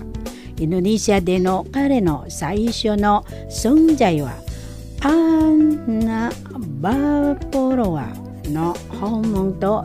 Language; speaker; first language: Japanese; non-native, fluent; Indonesian